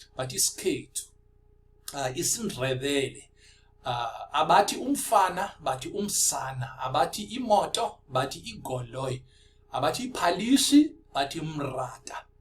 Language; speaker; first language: Zulu; non-native, local second language; Afrikaans